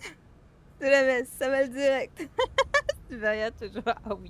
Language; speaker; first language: French; native; French